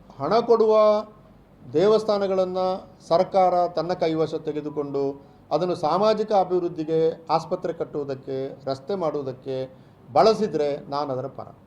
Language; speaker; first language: Kannada; native; Kannada